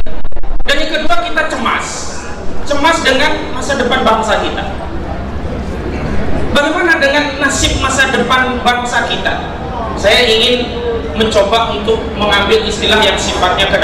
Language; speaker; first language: Indonesian; native; Indonesian